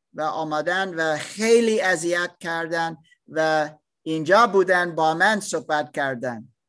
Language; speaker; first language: Persian; non-native, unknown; German